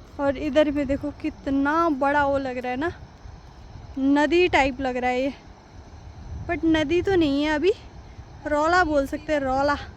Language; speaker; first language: Hindi; non-native, fluent; Nepali